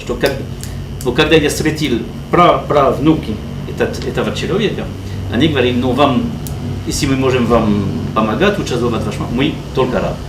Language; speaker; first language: Russian; non-native, learner; French